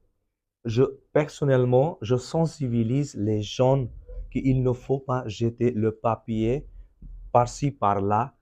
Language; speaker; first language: French; non-native, fluent; Bangla